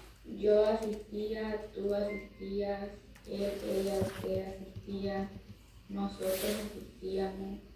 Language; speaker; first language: Spanish; non-native, learner; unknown